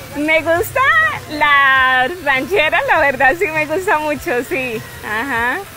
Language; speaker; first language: Spanish; native; Spanish